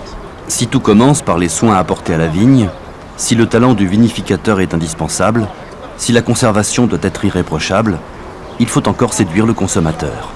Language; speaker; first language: French; native; French